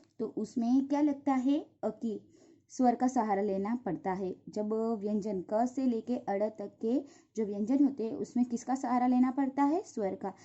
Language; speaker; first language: Hindi; non-native, local second language; Gujarati